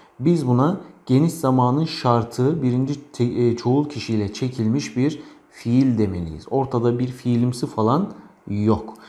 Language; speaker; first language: Turkish; native; Turkish